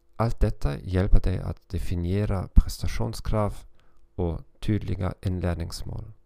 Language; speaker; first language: Swedish; non-native, fluent; German